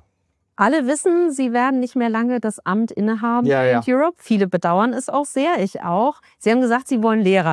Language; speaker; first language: German; native; German